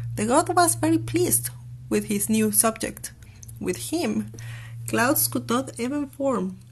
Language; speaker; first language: English; non-native, fluent; Spanish